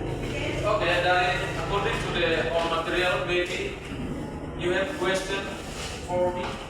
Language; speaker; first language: English; non-native, learner; Indonesian